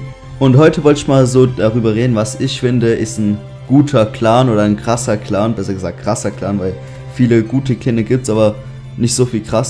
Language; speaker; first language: German; native; German